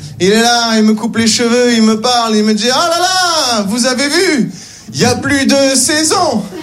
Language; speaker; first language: French; native; French